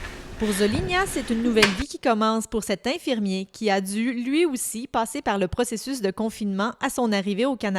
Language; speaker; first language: French; native; French